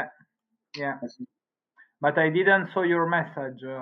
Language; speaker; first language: English; non-native, learner; Spanish